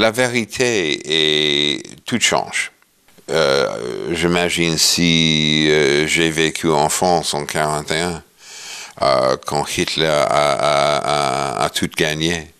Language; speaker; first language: French; non-native, fluent; English